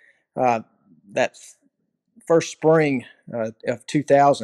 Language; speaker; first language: English; native; English